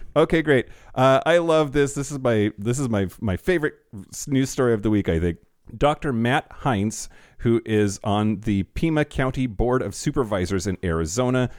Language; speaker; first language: English; native; English